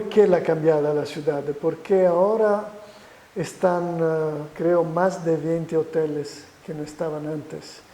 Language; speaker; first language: Spanish; non-native, fluent; Italian